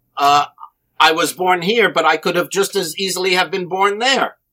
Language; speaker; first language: English; native; English